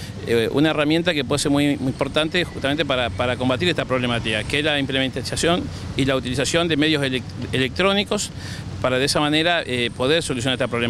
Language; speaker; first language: Spanish; native; Spanish